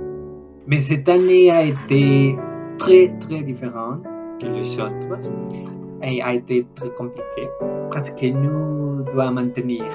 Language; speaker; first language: French; non-native, learner; Spanish